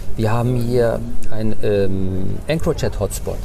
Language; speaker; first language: German; early bilingual, other home language; Turkish